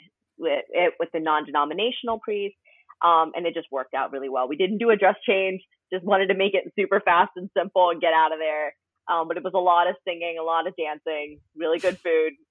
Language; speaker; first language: English; native; English